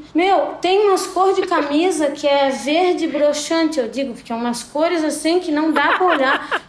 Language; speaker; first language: Portuguese; native; Portuguese